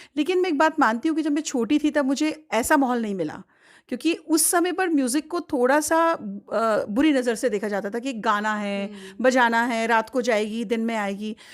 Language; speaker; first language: Hindi; native; Hindi